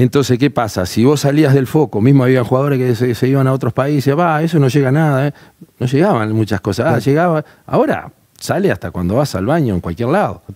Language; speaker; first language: Spanish; native; Spanish